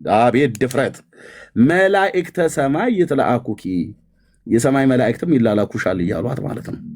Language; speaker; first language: Amharic; native; Amharic